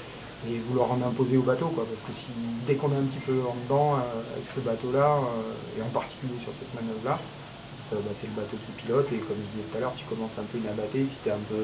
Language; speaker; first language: French; native; French